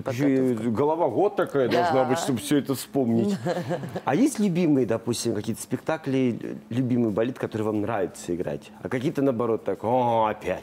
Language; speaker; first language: Russian; native; Russian